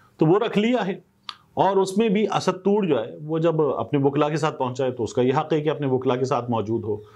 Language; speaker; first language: Urdu; native; Urdu